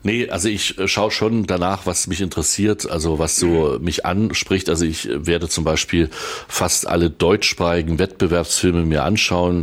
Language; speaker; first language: German; native; German